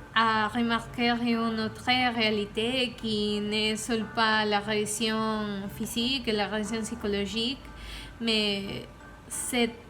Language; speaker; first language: French; non-native, learner; Spanish